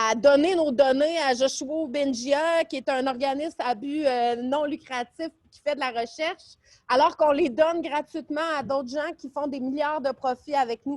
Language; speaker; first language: French; native; French